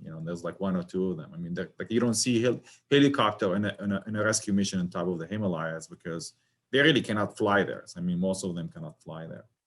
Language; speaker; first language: English; non-native, fluent; Arabic